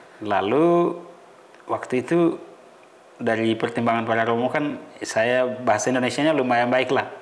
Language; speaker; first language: Indonesian; non-native, local second language; Tetum